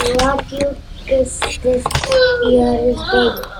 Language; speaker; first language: English; non-native, learner; Hindi